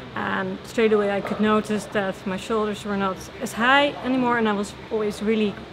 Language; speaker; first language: English; non-native, fluent; Dutch